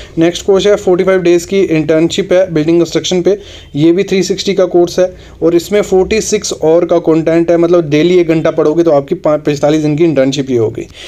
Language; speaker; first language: Hindi; native; Hindi